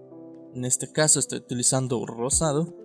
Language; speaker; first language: Spanish; native; Spanish